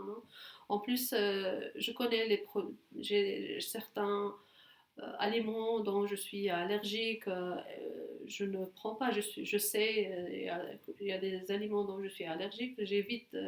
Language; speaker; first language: French; non-native, fluent; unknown